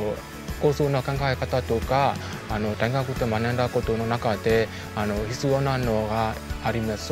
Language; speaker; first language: Japanese; non-native, fluent; Burmese